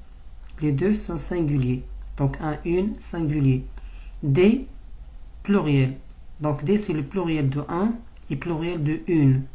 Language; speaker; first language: French; non-native, local second language; Arabic